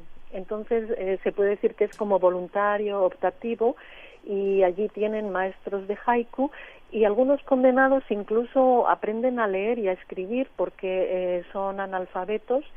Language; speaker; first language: Spanish; native; Spanish